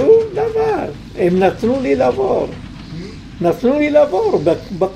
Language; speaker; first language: Hebrew; non-native, fluent; Italian